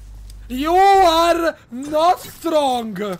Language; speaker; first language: English; non-native, learner; Italian